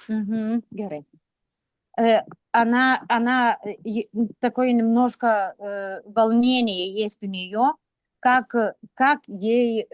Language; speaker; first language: Russian; non-native, local second language; Lithuanian